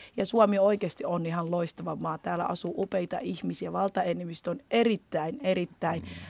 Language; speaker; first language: Finnish; early bilingual, other home language; Somali